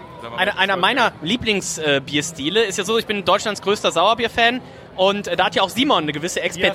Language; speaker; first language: German; native; German